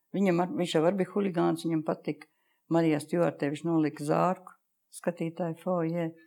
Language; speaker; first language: Latvian; native; Latvian